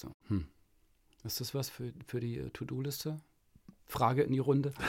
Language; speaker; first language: German; native; German